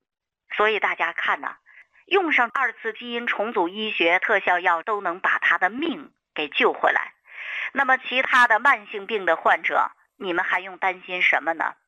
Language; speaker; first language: Chinese; native; Chinese